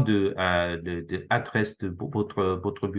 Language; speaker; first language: French; non-native, learner; Japanese